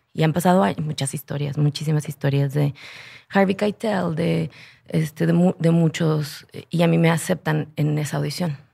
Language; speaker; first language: Spanish; native; Spanish